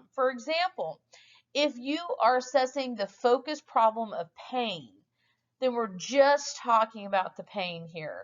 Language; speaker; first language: English; native; English